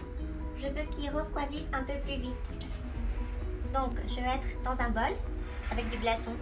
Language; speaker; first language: French; non-native, fluent; Japanese